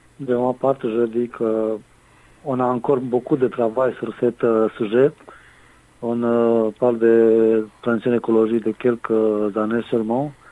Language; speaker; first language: French; non-native, fluent; Romanian